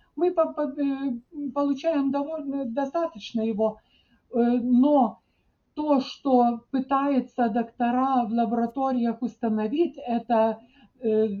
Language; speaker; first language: Russian; non-native, fluent; Lithuanian